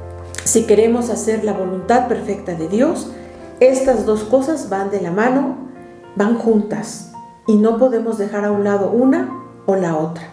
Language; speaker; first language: Spanish; native; Spanish